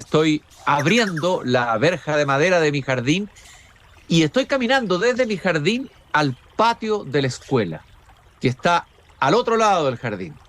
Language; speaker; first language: Spanish; native; Spanish